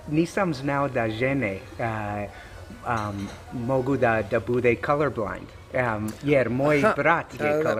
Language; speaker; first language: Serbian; non-native, learner; English